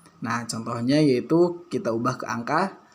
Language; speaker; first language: Indonesian; native; Indonesian